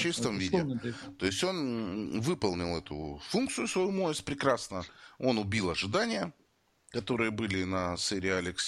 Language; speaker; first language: Russian; native; Russian